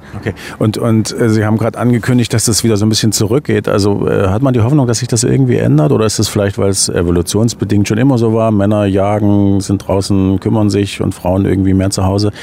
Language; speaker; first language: German; native; German